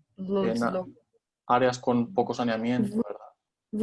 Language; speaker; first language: Spanish; native; Spanish